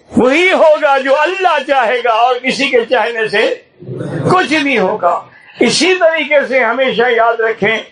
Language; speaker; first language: Urdu; non-native, local second language; Saraiki